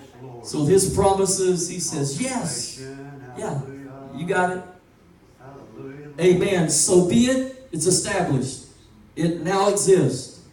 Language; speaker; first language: English; native; English